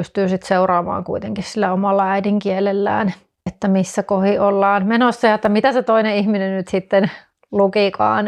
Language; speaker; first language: Finnish; native; Finnish